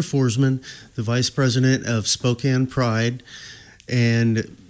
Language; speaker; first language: English; native; English